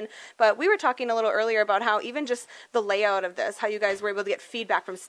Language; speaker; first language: English; native; English